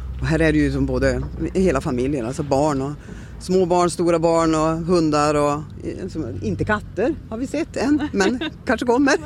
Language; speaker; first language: Swedish; native; Swedish